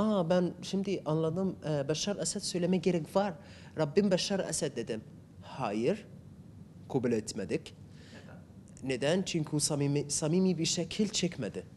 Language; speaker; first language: Turkish; non-native, learner; Arabic